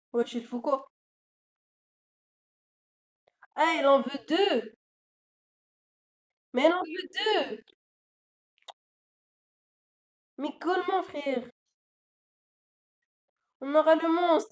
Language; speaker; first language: French; native; French